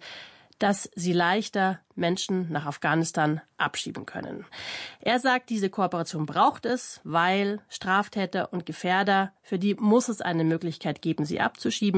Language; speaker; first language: German; native; German